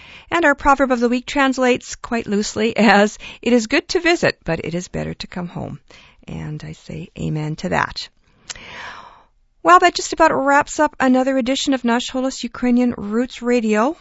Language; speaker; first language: English; early bilingual, other home language; Ukrainian